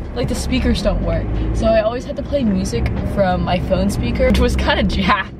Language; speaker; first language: English; native; English